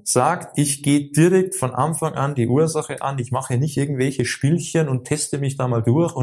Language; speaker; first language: German; native; German